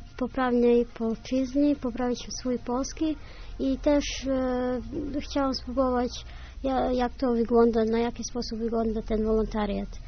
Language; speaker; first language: Polish; non-native, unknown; Serbian